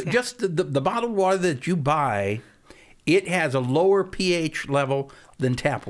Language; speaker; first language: English; native; English